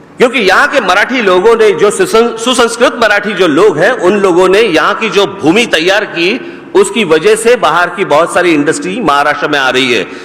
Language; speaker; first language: Hindi; non-native, local second language; Marathi